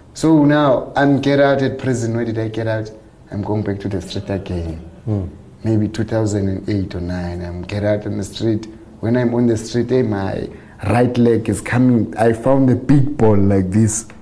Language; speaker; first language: English; non-native, local second language; Xhosa